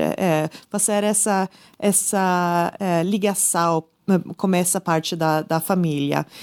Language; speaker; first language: Portuguese; non-native, learner; Swedish